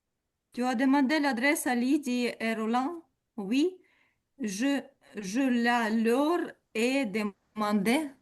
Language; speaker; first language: French; non-native, learner; Ukrainian